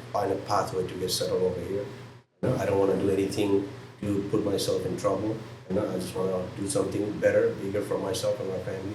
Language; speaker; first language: English; non-native, fluent; Nepali